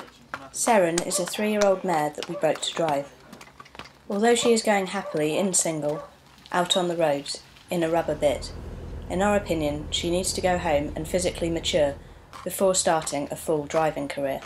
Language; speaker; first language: English; native; English